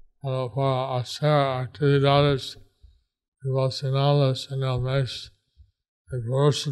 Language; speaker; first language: Spanish; non-native, learner; English